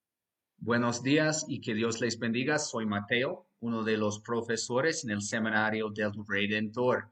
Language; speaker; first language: Spanish; non-native, fluent; English